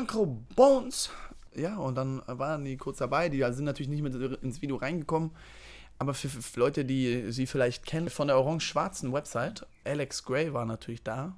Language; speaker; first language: German; native; German